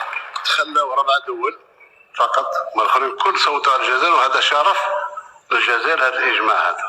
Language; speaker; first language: Arabic; native; Arabic